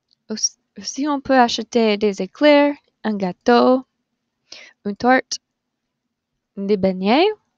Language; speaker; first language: French; non-native, fluent; English